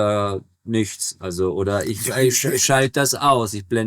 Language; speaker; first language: German; native; German